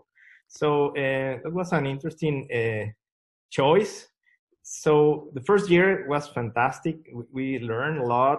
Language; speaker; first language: English; non-native, fluent; Spanish